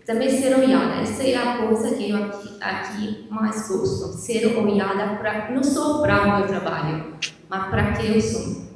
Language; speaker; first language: Portuguese; non-native, fluent; Italian